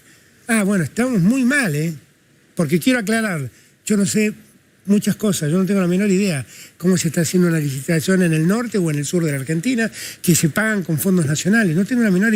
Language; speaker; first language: Spanish; native; Spanish